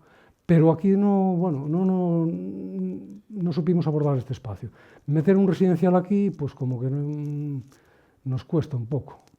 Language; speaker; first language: Spanish; native; Spanish